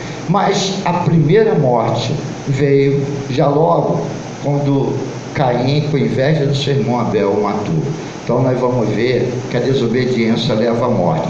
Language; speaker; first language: Portuguese; native; Portuguese